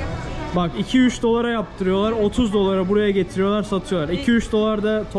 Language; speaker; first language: Turkish; native; Turkish